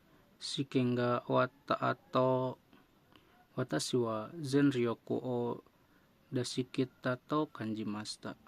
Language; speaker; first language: Japanese; non-native, learner; Indonesian